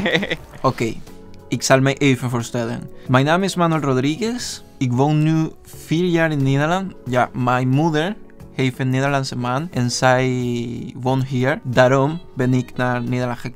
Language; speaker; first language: Dutch; non-native, learner; Spanish